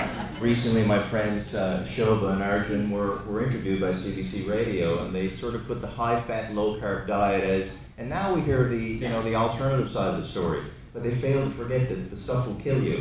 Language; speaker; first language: English; native; English